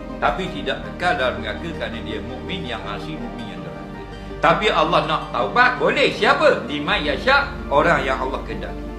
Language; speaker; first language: Malay; native; Malay